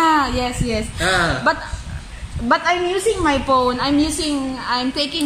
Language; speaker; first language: English; non-native, learner; Filipino